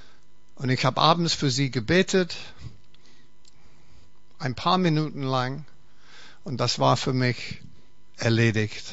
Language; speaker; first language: German; non-native, fluent; English